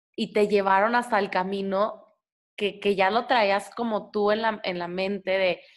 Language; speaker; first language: Spanish; native; Spanish